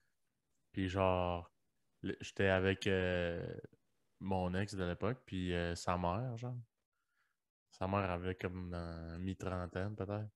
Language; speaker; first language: French; early bilingual, other home language; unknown